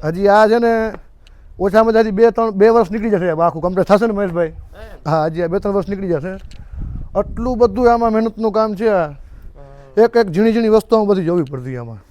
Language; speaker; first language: Gujarati; non-native, local second language; Kachhi